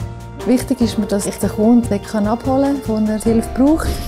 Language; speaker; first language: German; native; German